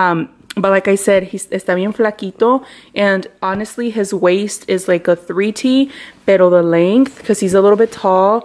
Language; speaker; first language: English; early bilingual, other home language; Spanish